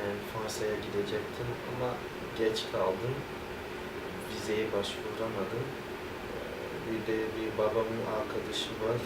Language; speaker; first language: Turkish; non-native, fluent; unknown